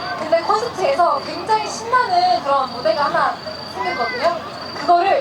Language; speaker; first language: Korean; native; Korean